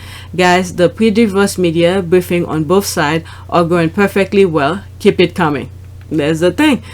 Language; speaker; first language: English; non-native, fluent; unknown